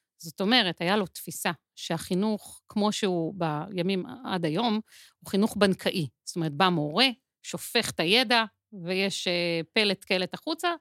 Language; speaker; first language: Hebrew; native; Hebrew